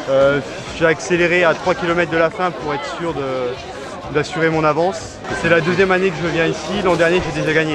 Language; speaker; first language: French; native; French